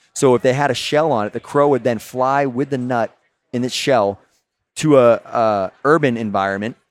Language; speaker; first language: English; native; English